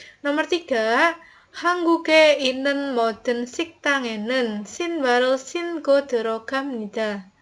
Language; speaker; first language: Korean; non-native, learner; Indonesian